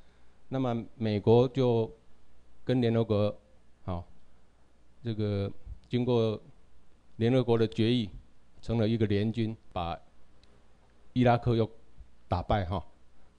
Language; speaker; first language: Chinese; non-native, local second language; Min Nan Chinese